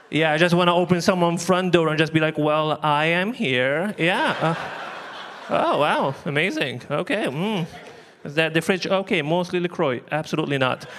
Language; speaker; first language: English; non-native, fluent; Arabic